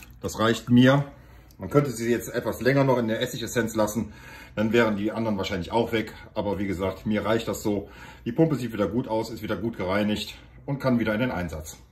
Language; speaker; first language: German; native; German